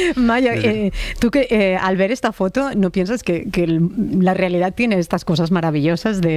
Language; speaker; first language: Spanish; native; Spanish